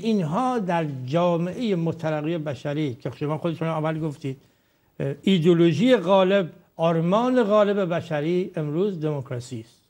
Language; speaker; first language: Persian; native; Persian